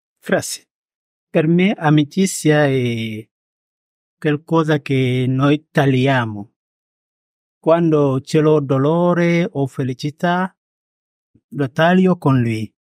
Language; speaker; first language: Italian; non-native, learner; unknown